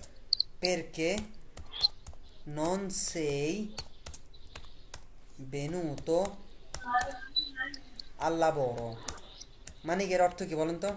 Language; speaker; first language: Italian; non-native, fluent; Bangla